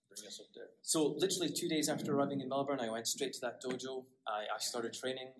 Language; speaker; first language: English; native; English